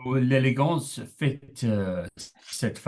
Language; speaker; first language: French; non-native, learner; English